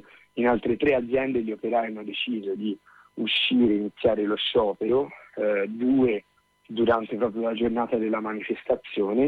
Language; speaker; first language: Italian; native; Italian